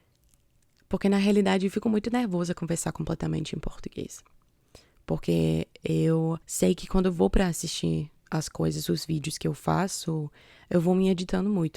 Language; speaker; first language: Portuguese; non-native, fluent; English